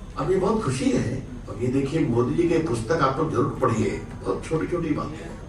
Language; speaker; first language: Hindi; native; Hindi